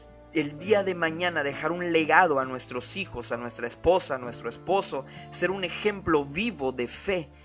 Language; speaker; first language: Spanish; native; Spanish